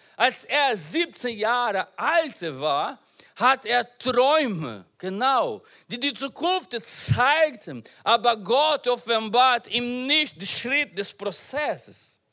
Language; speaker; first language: German; non-native, learner; Portuguese